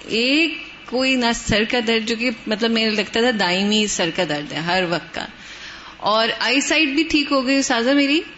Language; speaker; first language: Urdu; non-native, local second language; Punjabi